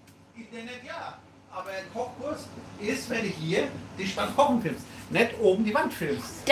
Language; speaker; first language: German; native; German